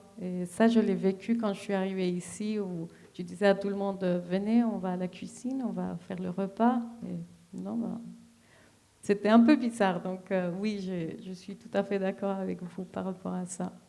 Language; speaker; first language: French; non-native, fluent; Spanish